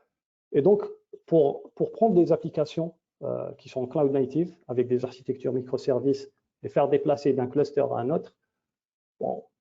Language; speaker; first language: French; native; French